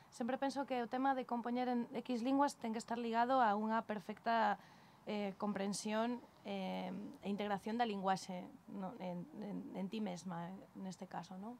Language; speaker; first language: Spanish; native; Spanish